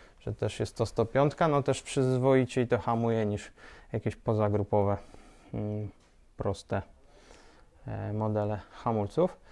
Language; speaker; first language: Polish; native; Polish